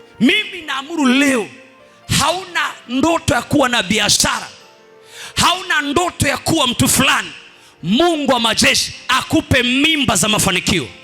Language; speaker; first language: Swahili; non-native, local second language; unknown